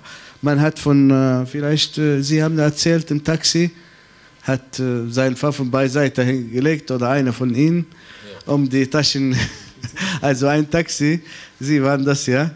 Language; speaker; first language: German; non-native, fluent; Arabic